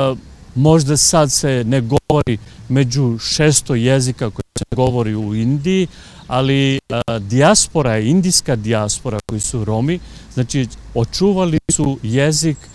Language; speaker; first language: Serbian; non-native, local second language; Romany